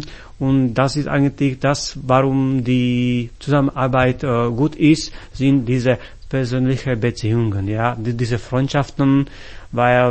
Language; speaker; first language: German; non-native, fluent; Slovak